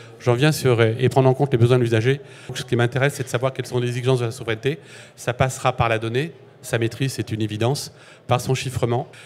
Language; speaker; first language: French; native; French